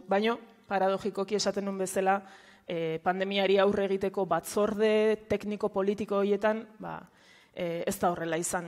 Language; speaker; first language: Basque; native; Basque